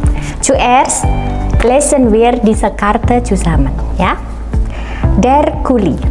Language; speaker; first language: German; non-native, fluent; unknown